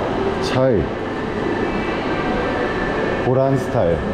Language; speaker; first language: Thai; non-native, learner; Korean